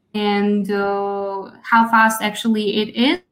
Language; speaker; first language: English; non-native, fluent; Russian